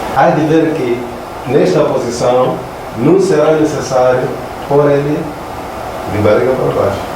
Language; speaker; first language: Portuguese; non-native, local second language; Makhuwa